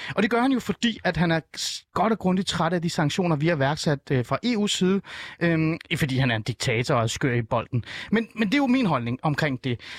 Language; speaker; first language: Danish; early bilingual, other home language; Persian